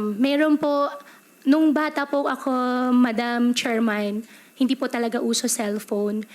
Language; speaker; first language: Filipino; native; Filipino